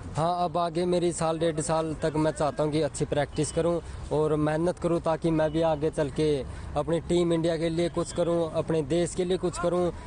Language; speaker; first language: Hindi; native; Hindi